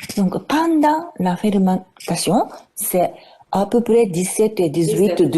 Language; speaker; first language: French; non-native, fluent; Japanese